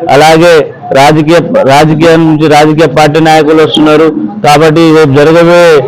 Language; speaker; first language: Telugu; non-native, local second language; Lambadi